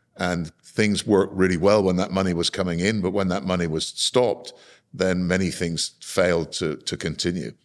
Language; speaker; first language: English; native; English